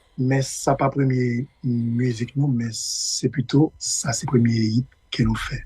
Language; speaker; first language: Haitian Creole; early bilingual, heritage; Haitian Creole